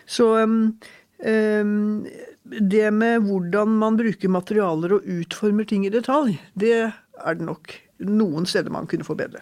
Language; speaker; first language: Norwegian; native; Norwegian